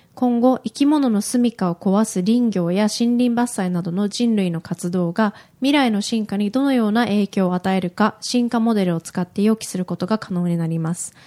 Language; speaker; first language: Japanese; native; Japanese